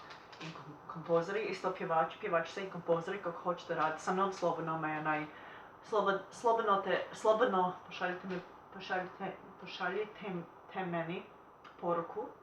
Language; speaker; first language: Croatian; early bilingual, heritage; Croatian